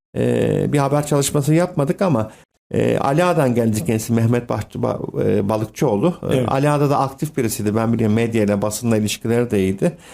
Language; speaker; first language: Turkish; native; Turkish